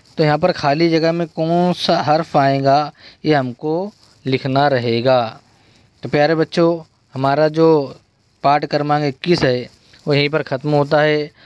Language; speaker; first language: Hindi; non-native, local second language; Urdu